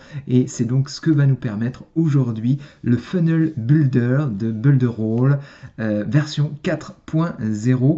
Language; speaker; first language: French; native; French